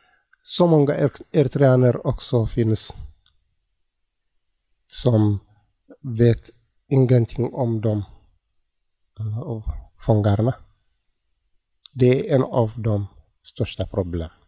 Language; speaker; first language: Swedish; non-native, learner; Tigrinya